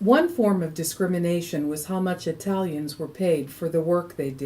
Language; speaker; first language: English; native; English